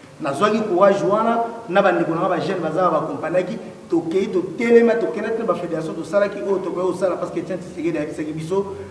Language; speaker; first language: Lingala; non-native, local second language; Kongo